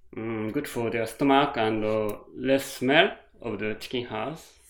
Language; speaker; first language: English; non-native, learner; Japanese